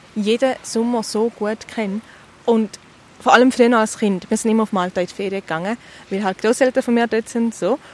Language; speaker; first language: German; native; German